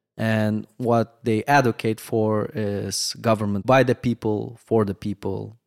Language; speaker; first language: English; non-native, fluent; Russian